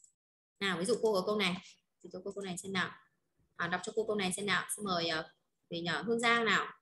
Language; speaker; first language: Vietnamese; native; Vietnamese